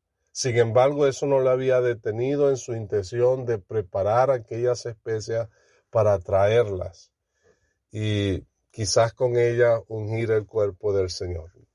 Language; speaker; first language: Spanish; native; Spanish